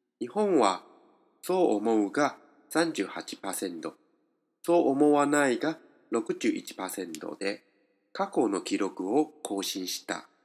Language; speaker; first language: Japanese; non-native, fluent; Chinese